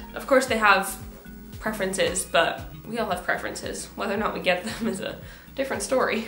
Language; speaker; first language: English; native; English